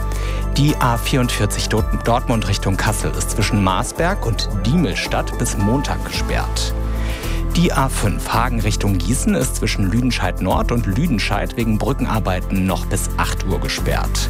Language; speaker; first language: German; native; German